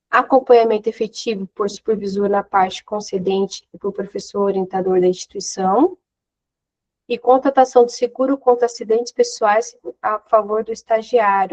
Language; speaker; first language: Portuguese; native; Portuguese